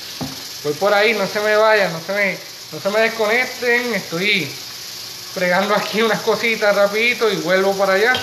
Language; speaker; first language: Spanish; native; Spanish